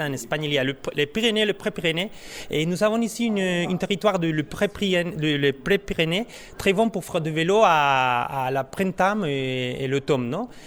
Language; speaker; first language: French; non-native, learner; Spanish